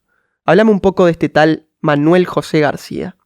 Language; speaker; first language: Spanish; native; Spanish